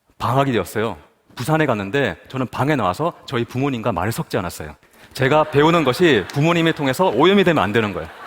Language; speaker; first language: Korean; native; Korean